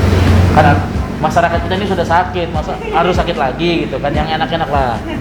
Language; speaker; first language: Indonesian; native; Indonesian